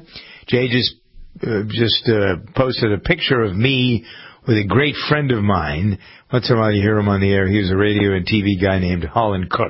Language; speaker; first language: English; native; English